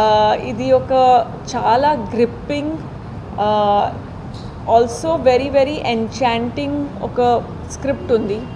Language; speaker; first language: Telugu; non-native, local second language; Tamil